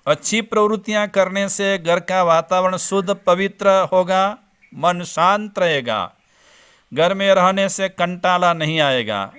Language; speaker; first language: Hindi; non-native, local second language; Gujarati